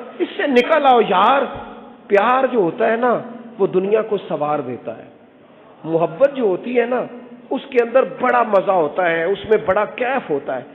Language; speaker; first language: Urdu; non-native, local second language; Punjabi